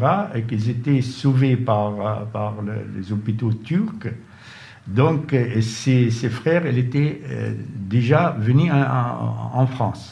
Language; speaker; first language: French; non-native, fluent; Arabic